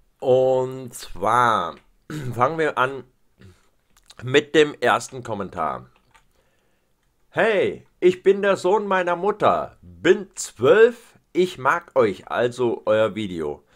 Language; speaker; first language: German; native; German